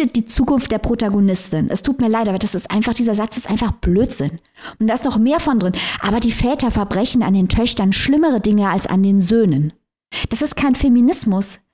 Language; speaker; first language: German; native; German